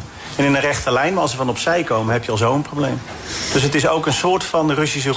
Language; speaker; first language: Dutch; native; Dutch